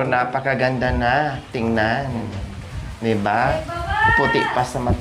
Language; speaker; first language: Filipino; native; Filipino